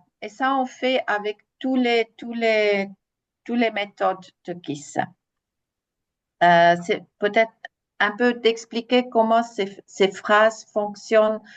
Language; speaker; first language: French; non-native, fluent; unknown